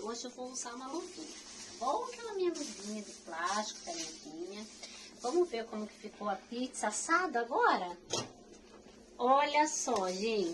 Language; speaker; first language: Portuguese; native; Portuguese